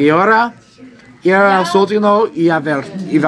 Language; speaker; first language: Spanish; non-native, learner; English